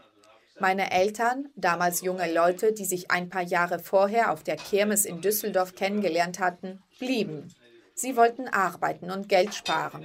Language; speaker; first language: German; early bilingual, other home language; Greek